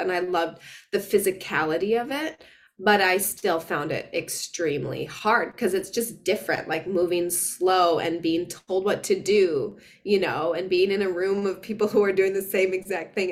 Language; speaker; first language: English; native; English